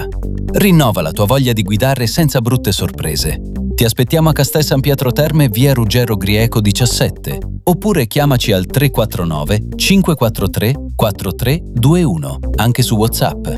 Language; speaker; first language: Italian; native; Italian